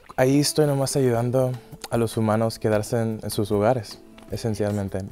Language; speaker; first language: Spanish; early bilingual, heritage; Spanish